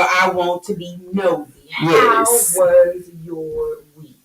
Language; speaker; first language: English; native; English